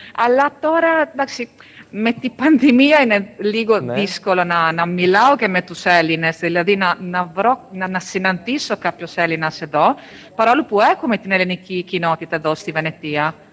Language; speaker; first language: Greek; non-native, fluent; Italian